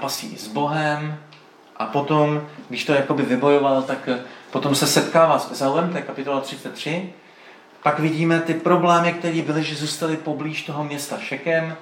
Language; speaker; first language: Czech; native; Czech